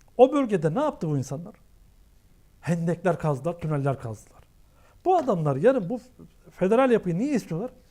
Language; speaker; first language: Turkish; native; Turkish